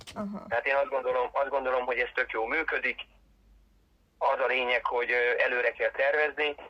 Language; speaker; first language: Hungarian; native; Hungarian